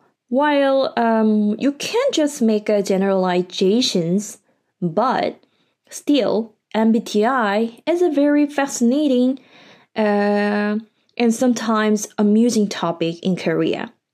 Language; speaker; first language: English; non-native, fluent; Korean